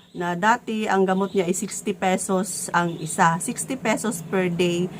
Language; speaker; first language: Filipino; native; Filipino